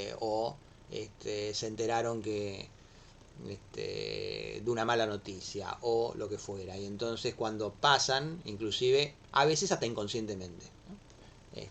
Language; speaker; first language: Spanish; native; Spanish